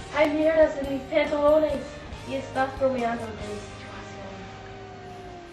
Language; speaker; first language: Spanish; non-native, learner; English